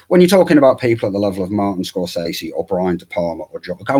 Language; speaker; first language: English; native; English